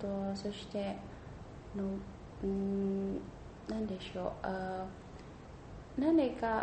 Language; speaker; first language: Japanese; non-native, learner; Indonesian